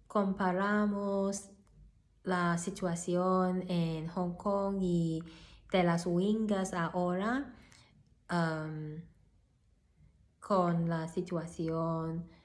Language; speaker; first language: Spanish; non-native, learner; Cantonese